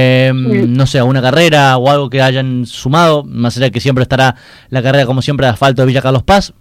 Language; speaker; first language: Spanish; native; Spanish